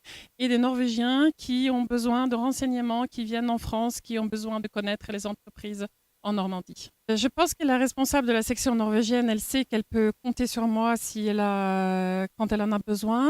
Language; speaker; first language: French; non-native, fluent; Norwegian